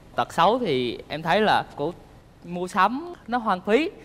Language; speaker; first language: Vietnamese; native; Vietnamese